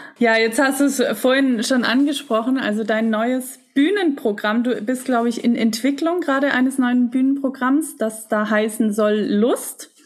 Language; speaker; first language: German; native; German